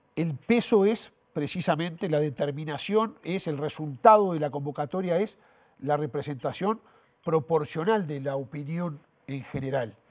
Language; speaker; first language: Spanish; native; Spanish